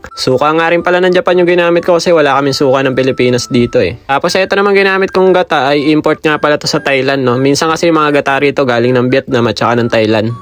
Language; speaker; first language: Filipino; native; Filipino